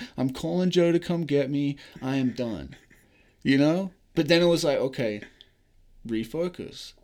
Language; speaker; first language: English; native; English